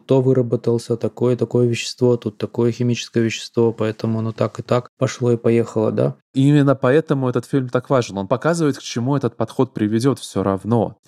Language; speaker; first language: Russian; native; Russian